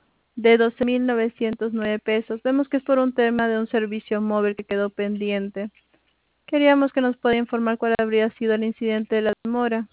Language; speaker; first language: Spanish; native; Spanish